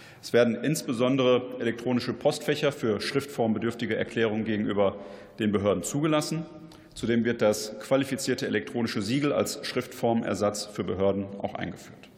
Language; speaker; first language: German; native; German